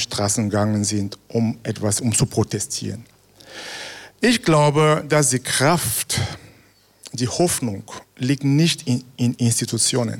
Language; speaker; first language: German; non-native, fluent; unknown